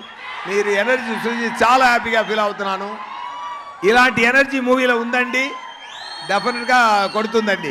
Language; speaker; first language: Telugu; non-native, learner; Tamil